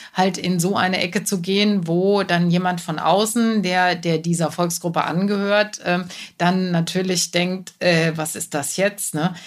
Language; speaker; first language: German; native; German